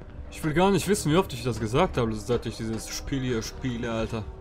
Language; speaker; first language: German; native; German